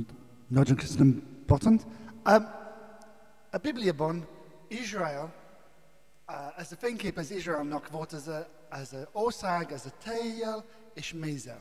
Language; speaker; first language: Hungarian; non-native, learner; English